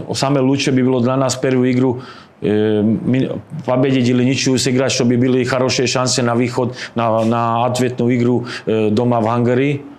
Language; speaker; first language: Russian; non-native, learner; Slovak